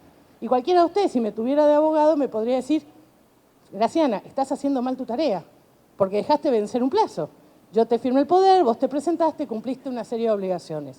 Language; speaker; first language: Spanish; native; Spanish